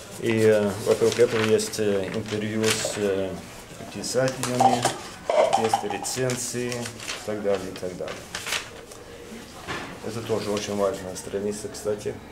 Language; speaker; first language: Russian; non-native, fluent; Norwegian